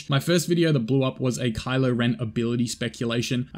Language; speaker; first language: English; native; English